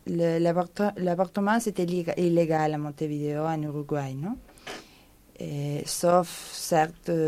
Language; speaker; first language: French; non-native, fluent; Spanish